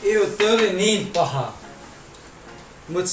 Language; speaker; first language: Finnish; early bilingual, other home language; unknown